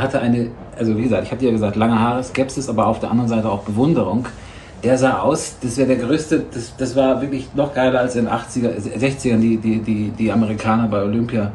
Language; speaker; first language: German; native; German